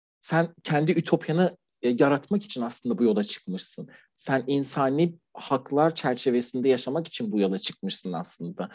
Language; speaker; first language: Turkish; non-native, fluent; Persian